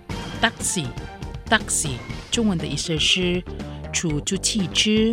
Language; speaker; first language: Chinese; early bilingual, heritage; Chinese